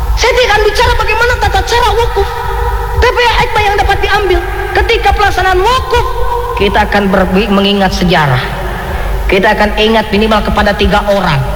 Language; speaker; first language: Indonesian; non-native, local second language; Sundanese